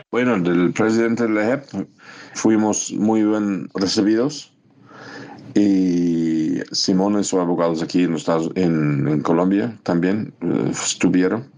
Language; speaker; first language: Spanish; non-native, fluent; English